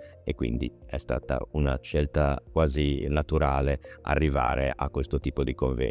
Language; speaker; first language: Italian; native; Italian